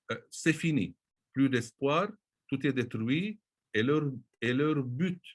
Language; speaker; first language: French; non-native, local second language; Arabic